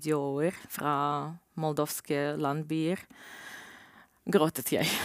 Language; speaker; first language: Norwegian; non-native, learner; Romanian